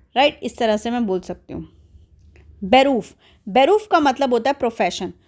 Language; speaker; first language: Hindi; native; Hindi